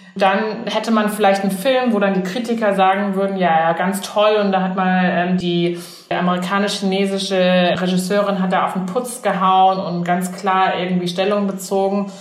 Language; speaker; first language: German; early bilingual, other home language; Chinese